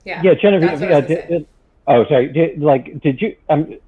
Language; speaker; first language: English; native; English